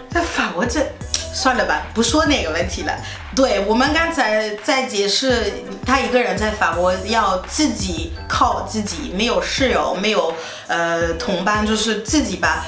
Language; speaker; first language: Chinese; non-native, fluent; French